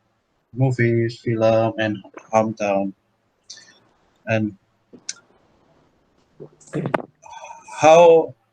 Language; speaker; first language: English; non-native, learner; Indonesian